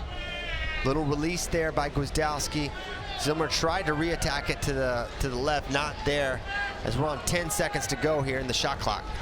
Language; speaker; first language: English; native; English